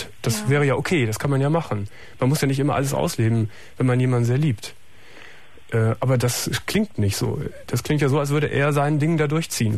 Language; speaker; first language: German; native; German